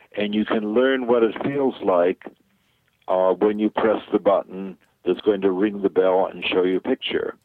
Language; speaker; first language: English; native; English